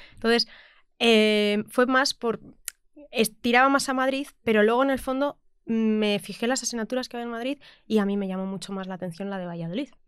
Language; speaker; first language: Spanish; native; Spanish